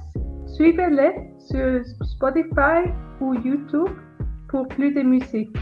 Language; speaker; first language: French; non-native, learner; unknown